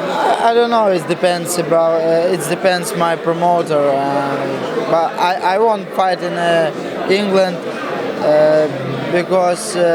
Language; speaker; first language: English; non-native, learner; Russian